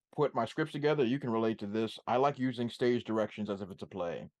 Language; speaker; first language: English; native; English